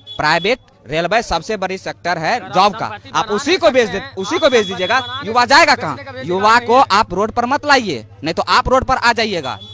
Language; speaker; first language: Hindi; native; Hindi